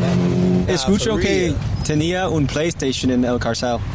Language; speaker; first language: Spanish; non-native, learner; English